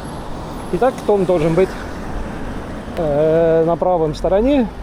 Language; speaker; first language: Russian; non-native, local second language; Estonian